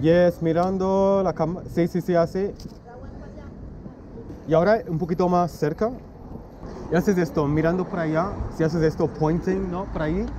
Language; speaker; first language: Spanish; non-native, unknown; English